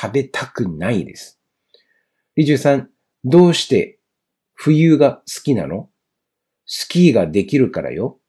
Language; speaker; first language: Japanese; non-native, fluent; Chinese